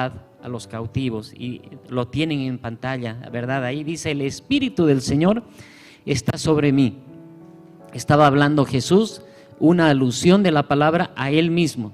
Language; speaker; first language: Spanish; native; Spanish